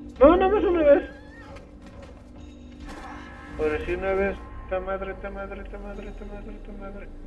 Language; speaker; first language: Spanish; native; Spanish